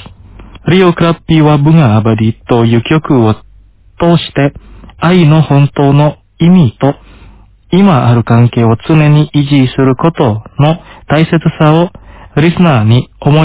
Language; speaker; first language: Japanese; non-native, fluent; Indonesian